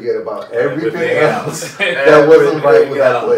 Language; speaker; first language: English; native; English